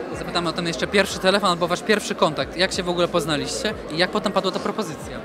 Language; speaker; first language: Polish; native; Polish